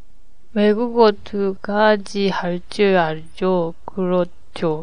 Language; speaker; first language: Korean; non-native, learner; Japanese